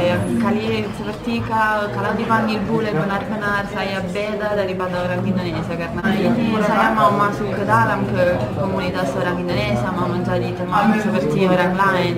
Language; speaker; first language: Indonesian; non-native, fluent; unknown